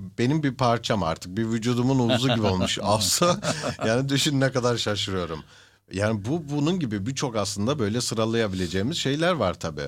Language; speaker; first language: Turkish; early bilingual, heritage; Turkish